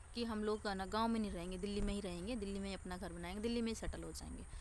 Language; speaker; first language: Hindi; native; Hindi